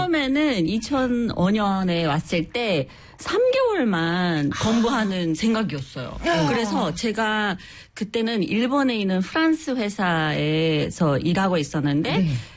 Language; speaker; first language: Korean; non-native, fluent; English